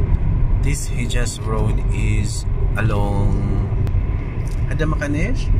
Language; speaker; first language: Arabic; non-native, learner; Filipino